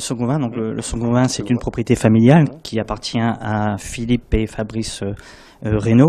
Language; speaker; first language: French; native; French